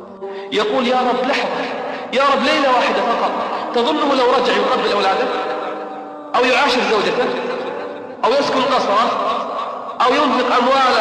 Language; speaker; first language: Arabic; native; Arabic